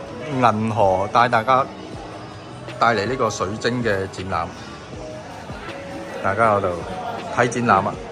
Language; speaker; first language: Chinese; native; Chinese